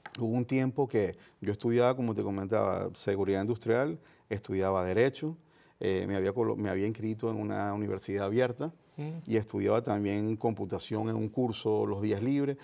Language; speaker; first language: Spanish; native; Spanish